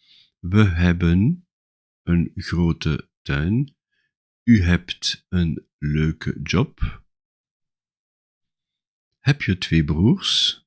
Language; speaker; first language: Dutch; non-native, fluent; French